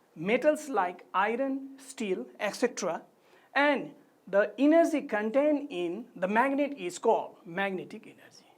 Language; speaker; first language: English; non-native, local second language; Nepali